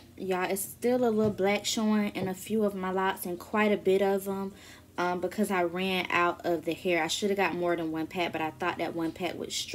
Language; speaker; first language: English; native; English